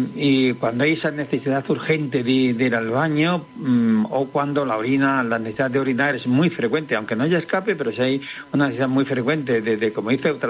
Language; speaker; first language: Spanish; native; Spanish